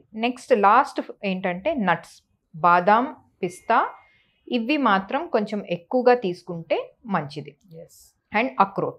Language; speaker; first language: Telugu; native; Telugu